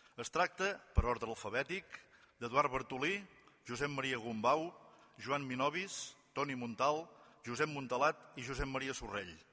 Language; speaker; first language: Catalan; native; Catalan